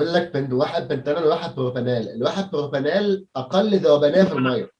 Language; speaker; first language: Arabic; native; Arabic